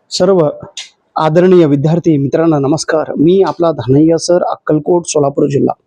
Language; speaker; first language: Marathi; non-native, local second language; Kannada